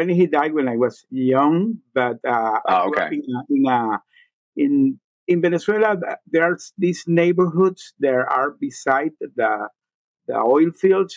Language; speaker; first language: English; non-native, fluent; Spanish